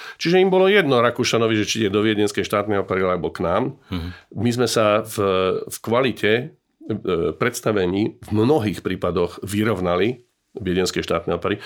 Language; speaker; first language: Slovak; native; Slovak